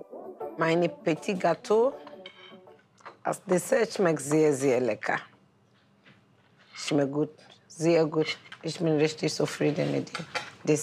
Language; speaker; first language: German; non-native, learner; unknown